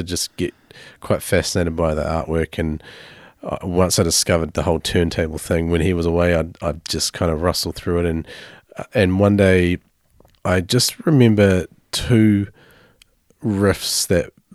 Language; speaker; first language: English; native; English